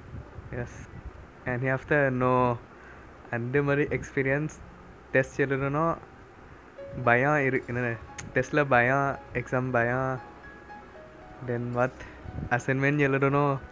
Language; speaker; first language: Tamil; non-native, learner; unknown